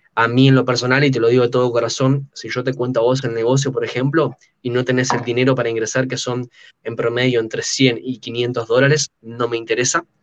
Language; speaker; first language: Spanish; native; Spanish